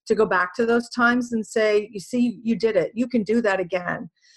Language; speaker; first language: English; native; English